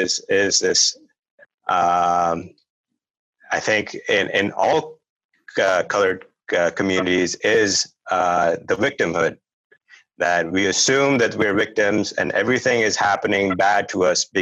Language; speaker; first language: English; non-native, local second language; Urdu